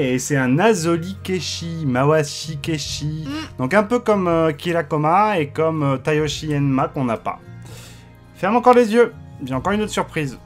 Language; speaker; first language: French; native; French